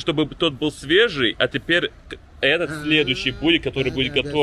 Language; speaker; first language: Russian; non-native, fluent; English